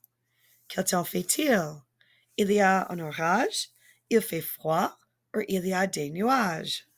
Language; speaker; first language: French; non-native, fluent; English